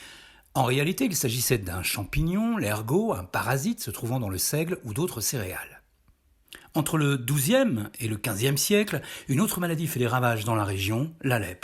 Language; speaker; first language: French; native; French